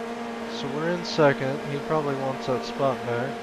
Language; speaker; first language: English; native; English